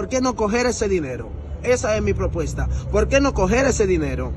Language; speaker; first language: Spanish; non-native, fluent; Haitian Creole